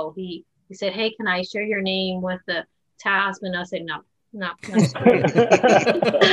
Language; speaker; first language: English; non-native, fluent; Spanish